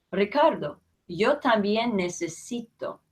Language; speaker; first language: Spanish; non-native, fluent; English